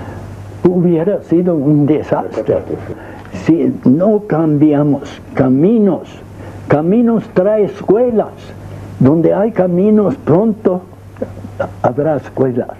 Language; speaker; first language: Spanish; non-native, fluent; English